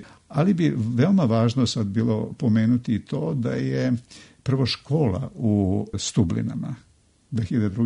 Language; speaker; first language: Serbian; native; Serbian